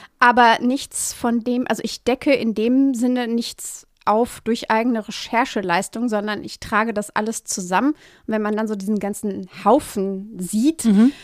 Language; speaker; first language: German; native; German